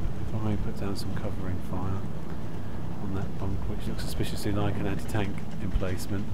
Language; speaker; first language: English; native; English